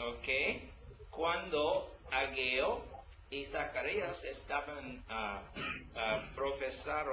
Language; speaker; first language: Spanish; non-native, learner; English